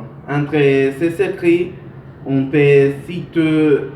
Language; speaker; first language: French; non-native, learner; Spanish